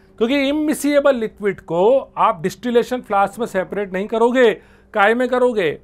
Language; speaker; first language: Hindi; non-native, local second language; Gujarati